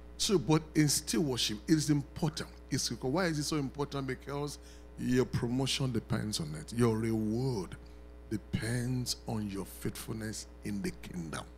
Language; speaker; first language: English; non-native, local second language; Yoruba